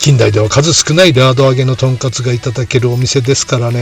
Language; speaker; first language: Japanese; native; Japanese